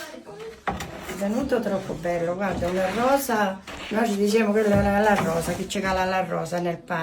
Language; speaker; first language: Italian; native; Italian